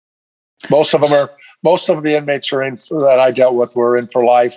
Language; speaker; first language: English; native; English